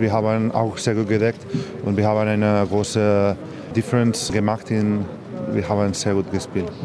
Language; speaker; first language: German; non-native, learner; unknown